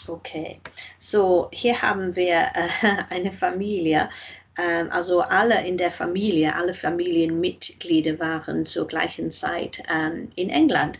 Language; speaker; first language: German; non-native, fluent; English